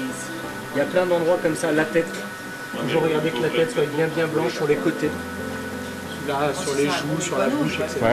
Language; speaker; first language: French; native; French